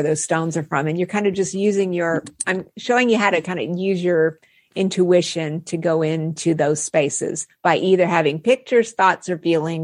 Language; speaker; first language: English; native; English